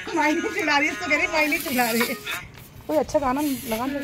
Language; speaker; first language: Hindi; non-native, local second language; Gujarati